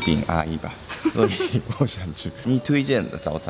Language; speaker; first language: Chinese; non-native, fluent; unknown